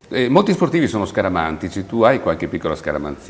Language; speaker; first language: Italian; native; Italian